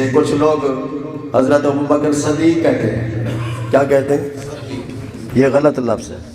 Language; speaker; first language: Urdu; non-native, local second language; Punjabi